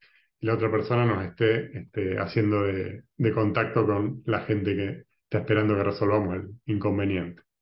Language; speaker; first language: Spanish; native; Spanish